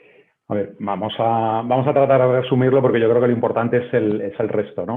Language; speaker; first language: Spanish; native; Spanish